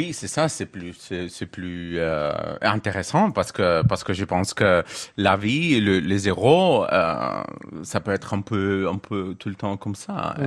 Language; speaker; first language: French; non-native, learner; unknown